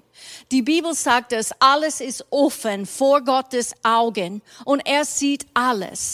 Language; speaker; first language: German; non-native, fluent; English